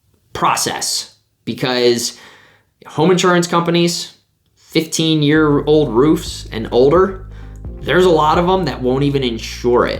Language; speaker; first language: English; native; English